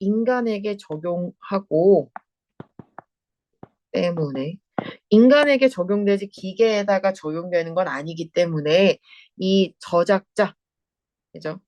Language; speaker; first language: Korean; native; Korean